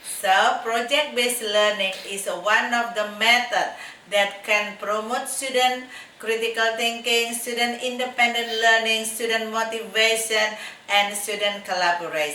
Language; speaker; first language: English; non-native, fluent; Indonesian